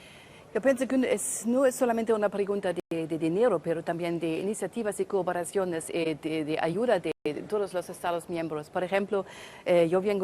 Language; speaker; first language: Spanish; non-native, fluent; German